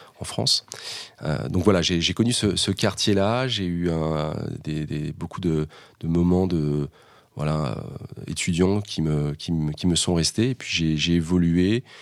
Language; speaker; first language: French; native; French